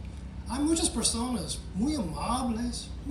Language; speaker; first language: Spanish; non-native, fluent; English